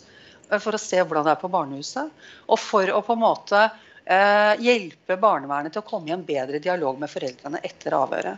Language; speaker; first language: Norwegian; native; Norwegian